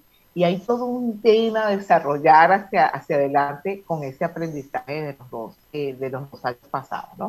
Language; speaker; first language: Spanish; native; Spanish